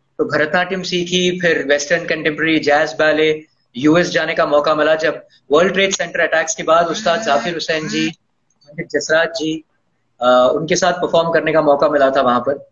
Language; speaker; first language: Hindi; non-native, local second language; Tamil